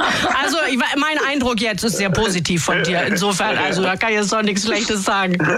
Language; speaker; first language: German; native; German